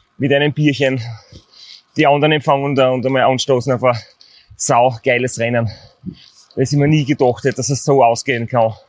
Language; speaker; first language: German; native; German